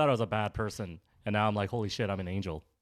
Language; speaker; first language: English; native; English